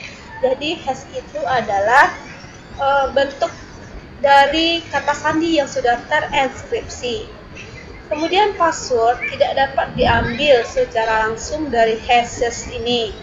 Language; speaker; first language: Indonesian; native; Indonesian